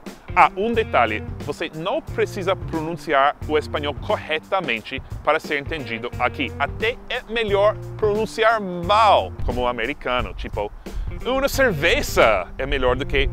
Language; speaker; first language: Portuguese; non-native, fluent; English